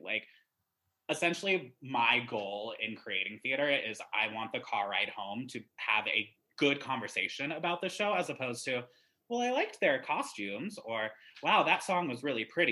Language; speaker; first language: English; native; English